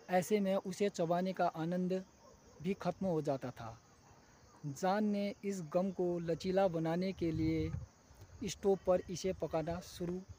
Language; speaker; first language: Hindi; native; Hindi